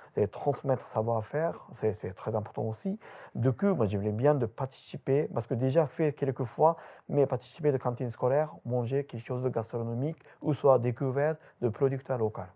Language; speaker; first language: French; non-native, learner; Japanese